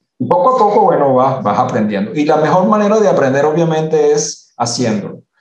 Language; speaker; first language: Spanish; early bilingual, other home language; Italian